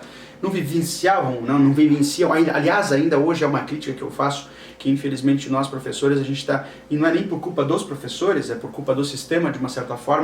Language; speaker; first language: Portuguese; native; Portuguese